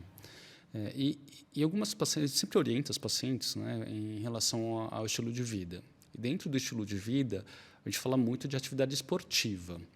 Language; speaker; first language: Portuguese; native; Portuguese